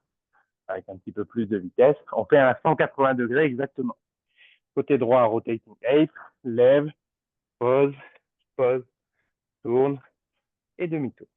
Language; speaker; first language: French; native; French